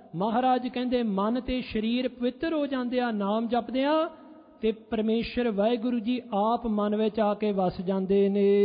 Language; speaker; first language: Punjabi; early bilingual, heritage; Punjabi